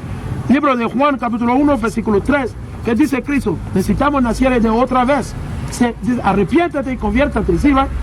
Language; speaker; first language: Spanish; non-native, learner; English